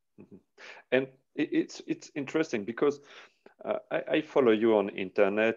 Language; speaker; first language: English; non-native, learner; French